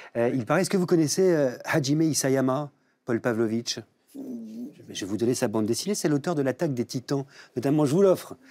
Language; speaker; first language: French; native; French